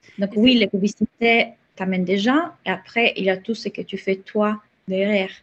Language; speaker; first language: French; non-native, fluent; Italian